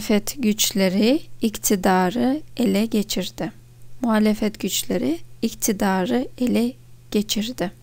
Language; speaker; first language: Turkish; non-native, fluent; Russian